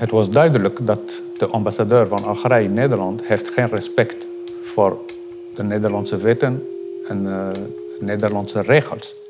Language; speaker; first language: Dutch; non-native, fluent; Arabic